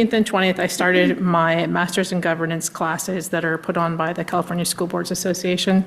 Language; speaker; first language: English; native; English